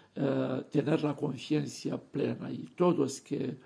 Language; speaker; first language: Spanish; non-native, fluent; Romanian